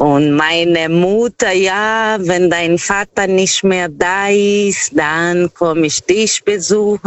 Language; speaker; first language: German; non-native, fluent; Portuguese